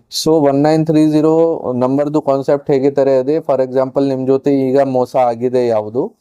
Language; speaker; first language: Kannada; non-native, fluent; Hindi